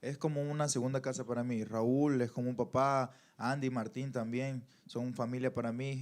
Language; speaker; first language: Spanish; native; Spanish